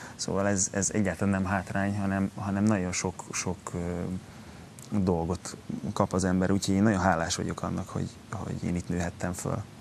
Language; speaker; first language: Hungarian; native; Hungarian